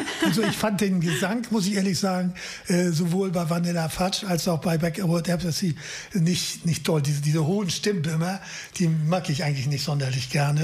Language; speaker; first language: German; native; German